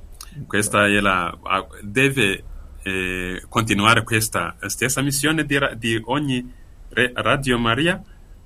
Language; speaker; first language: Italian; non-native, fluent; Kinyarwanda